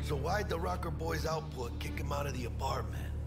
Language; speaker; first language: English; native; English